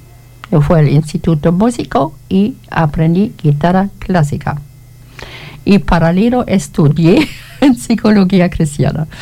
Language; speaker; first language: Spanish; non-native, learner; German